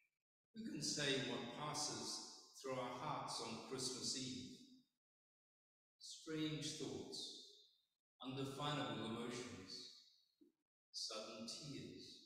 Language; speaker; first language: English; native; English